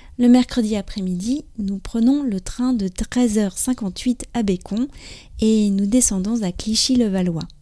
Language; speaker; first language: French; native; French